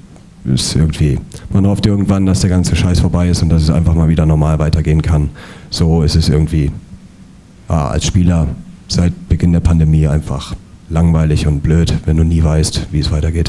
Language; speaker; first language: German; native; German